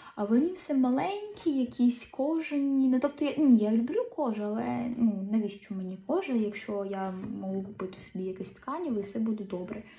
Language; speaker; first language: Ukrainian; non-native, local second language; Russian